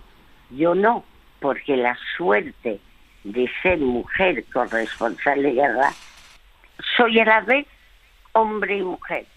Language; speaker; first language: Spanish; early bilingual, other home language; French